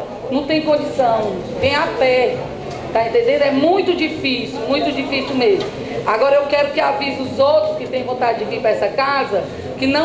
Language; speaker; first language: Portuguese; native; Portuguese